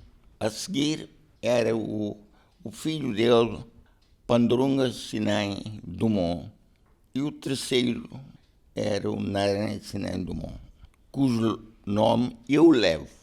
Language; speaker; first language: Portuguese; non-native, local second language; Konkani